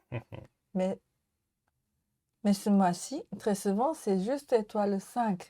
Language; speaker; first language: French; non-native, learner; Japanese